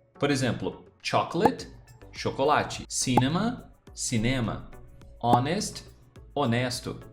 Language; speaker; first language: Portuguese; native; Portuguese